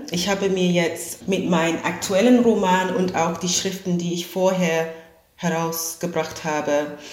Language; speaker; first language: German; non-native, fluent; English